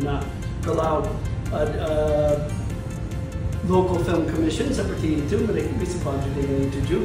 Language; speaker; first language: Indonesian; non-native, fluent; English